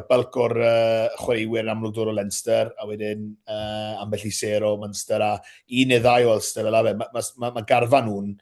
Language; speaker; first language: Welsh; native; Welsh